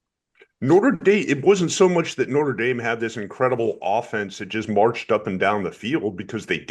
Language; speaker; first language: English; native; English